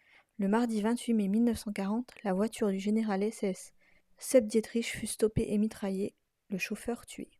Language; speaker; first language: French; native; French